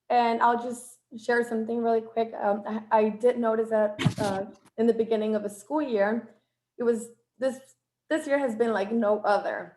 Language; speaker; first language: English; non-native, fluent; Spanish